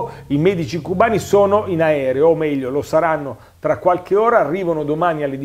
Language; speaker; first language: Italian; native; Italian